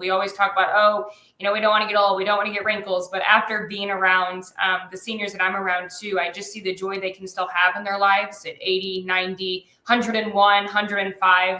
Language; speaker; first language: English; native; English